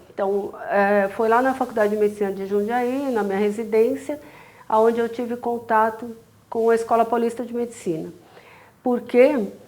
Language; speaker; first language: Portuguese; native; Portuguese